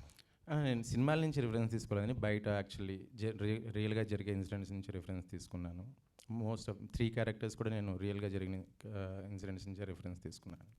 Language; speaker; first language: Telugu; native; Telugu